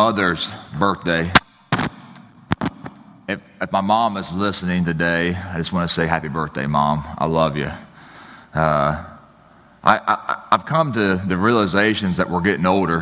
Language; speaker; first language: English; native; English